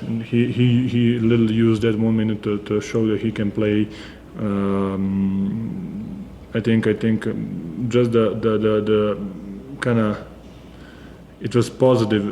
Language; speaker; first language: English; non-native, fluent; Serbian